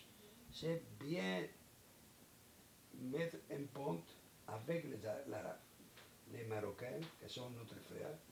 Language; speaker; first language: French; non-native, learner; Spanish